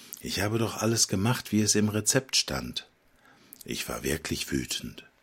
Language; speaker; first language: German; non-native, fluent; Slovak